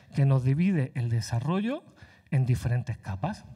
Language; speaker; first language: Spanish; native; Spanish